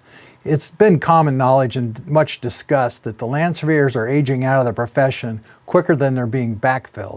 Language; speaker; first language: English; native; English